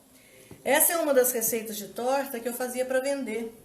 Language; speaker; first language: Portuguese; native; Portuguese